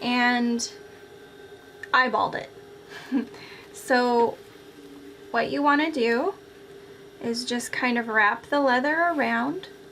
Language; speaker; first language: English; native; English